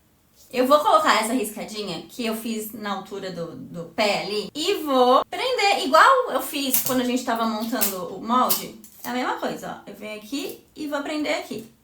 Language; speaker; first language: Portuguese; native; Portuguese